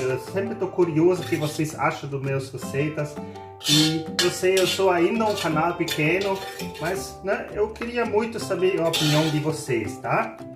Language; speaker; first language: Portuguese; non-native, learner; German